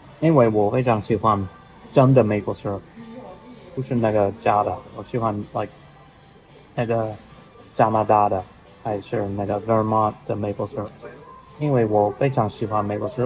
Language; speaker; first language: Chinese; non-native, learner; English